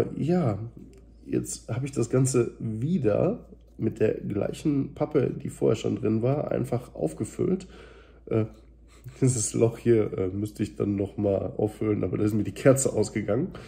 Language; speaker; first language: German; native; German